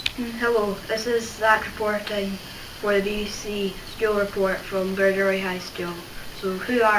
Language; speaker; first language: English; native; English